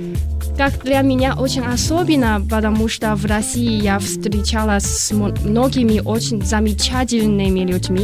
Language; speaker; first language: Russian; non-native, learner; Chinese